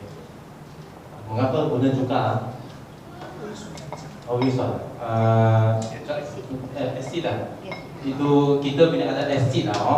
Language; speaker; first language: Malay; non-native, local second language; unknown